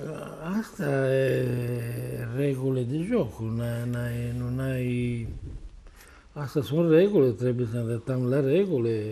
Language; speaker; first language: Romanian; non-native, learner; Italian